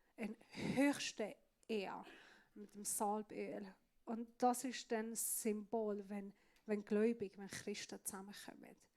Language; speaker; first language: German; non-native, fluent; Persian